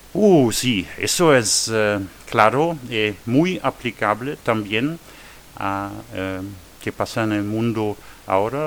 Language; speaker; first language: Spanish; non-native, learner; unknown